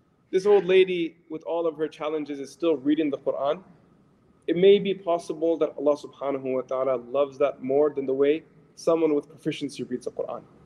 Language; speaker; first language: English; native; English